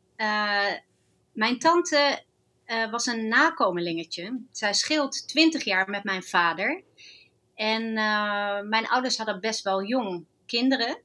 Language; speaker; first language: Dutch; non-native, fluent; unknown